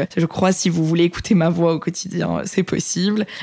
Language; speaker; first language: French; native; French